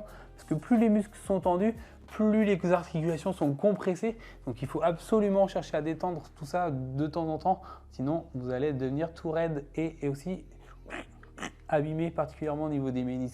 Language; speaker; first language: French; native; French